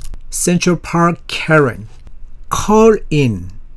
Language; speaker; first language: English; non-native, fluent; Korean